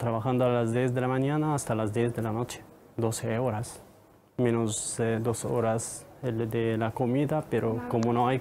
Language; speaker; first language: Spanish; non-native, learner; Arabic